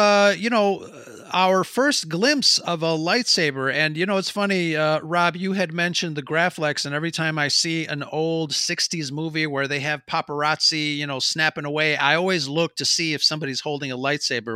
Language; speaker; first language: English; non-native, fluent; Spanish